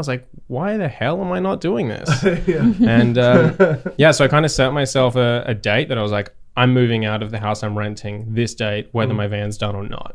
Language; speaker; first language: English; native; English